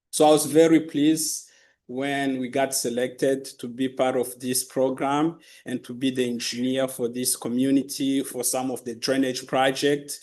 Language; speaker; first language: English; non-native, local second language; Kinyarwanda